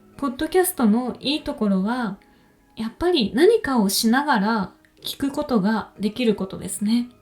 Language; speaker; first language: Japanese; native; Japanese